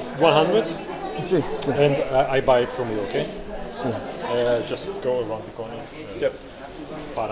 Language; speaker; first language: English; non-native, learner; Spanish